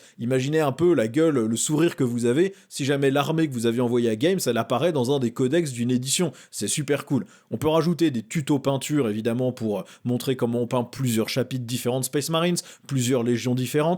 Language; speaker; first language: French; native; French